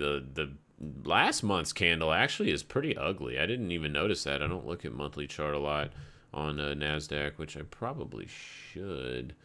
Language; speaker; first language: English; native; English